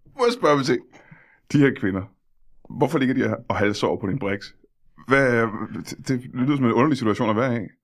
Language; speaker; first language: Danish; native; Danish